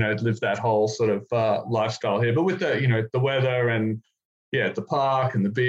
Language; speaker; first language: English; native; English